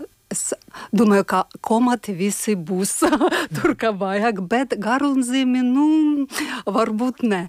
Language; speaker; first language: Latvian; non-native, fluent; Ukrainian